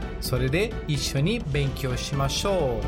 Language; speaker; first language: Japanese; non-native, learner; Portuguese